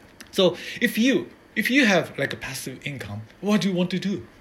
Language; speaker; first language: English; non-native, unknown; Japanese